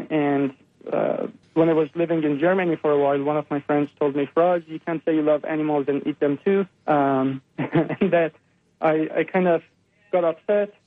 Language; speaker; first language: English; non-native, fluent; Persian